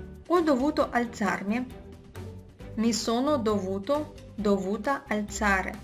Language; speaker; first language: Italian; non-native, fluent; Russian